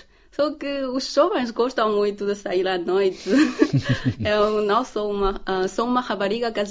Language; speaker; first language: Portuguese; non-native, learner; Chinese